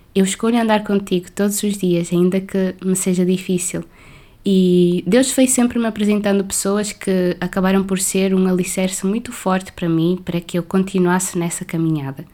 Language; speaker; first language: Portuguese; non-native, local second language; Kabuverdianu